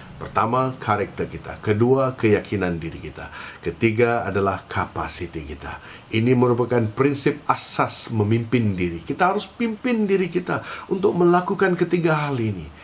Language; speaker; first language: Malay; non-native, local second language; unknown